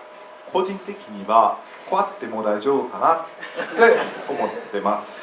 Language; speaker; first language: Japanese; non-native, fluent; English